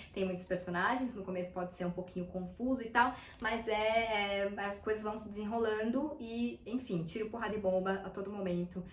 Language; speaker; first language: Portuguese; native; Portuguese